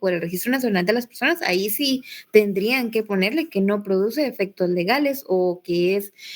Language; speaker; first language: Spanish; native; Spanish